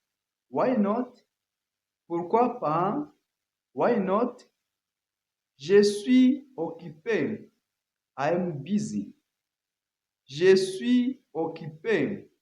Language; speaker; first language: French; non-native, learner; Kinyarwanda